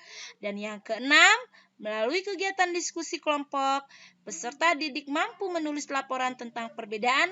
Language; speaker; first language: Indonesian; native; Indonesian